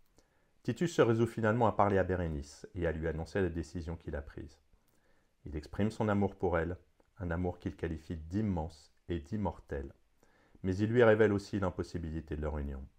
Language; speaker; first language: French; native; French